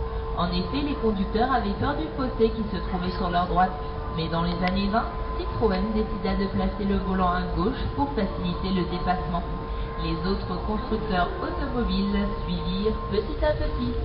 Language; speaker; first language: French; native; French